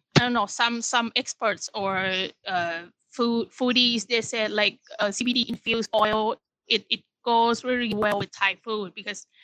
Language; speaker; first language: English; non-native, fluent; Thai